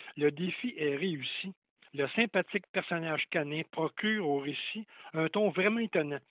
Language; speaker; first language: French; native; French